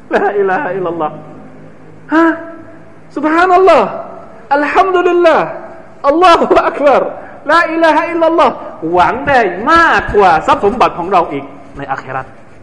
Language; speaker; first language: Thai; non-native, local second language; Malay